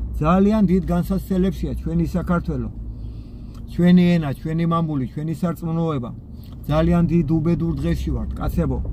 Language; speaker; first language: Georgian; native; Georgian